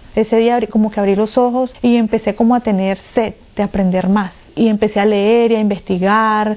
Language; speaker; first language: Spanish; native; Spanish